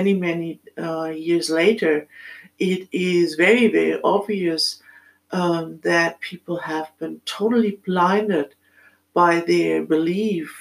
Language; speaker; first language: English; non-native, fluent; German